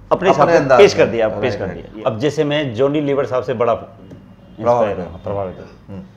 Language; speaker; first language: Hindi; native; Hindi